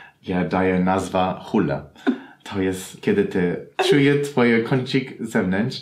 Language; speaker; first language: Polish; non-native, learner; English